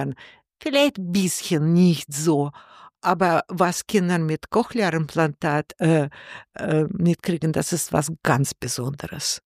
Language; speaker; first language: German; non-native, learner; Russian